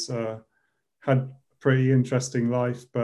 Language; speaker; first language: English; native; English